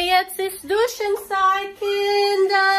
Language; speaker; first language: German; non-native, learner; Filipino